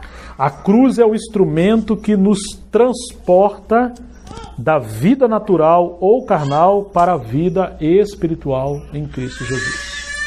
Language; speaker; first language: Portuguese; native; Portuguese